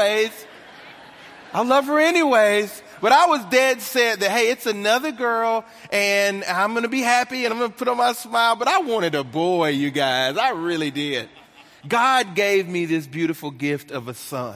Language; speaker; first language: English; native; English